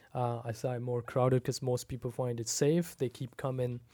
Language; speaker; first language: English; non-native, local second language; Punjabi